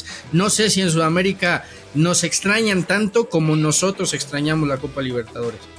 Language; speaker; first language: Spanish; native; Spanish